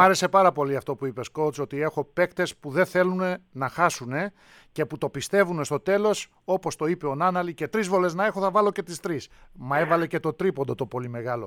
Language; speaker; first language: Greek; native; Greek